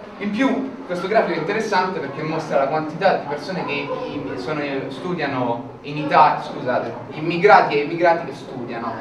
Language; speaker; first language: Italian; native; Italian